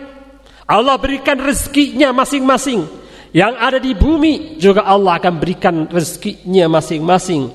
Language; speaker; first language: Indonesian; native; Indonesian